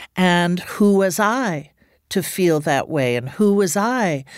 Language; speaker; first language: English; native; English